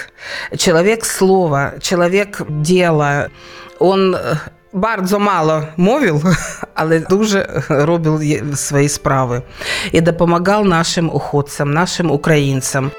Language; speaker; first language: Ukrainian; non-native, local second language; Russian